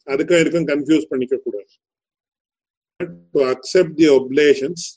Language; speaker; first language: English; non-native, local second language; Tamil